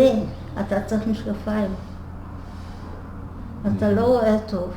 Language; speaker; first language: Hebrew; non-native, fluent; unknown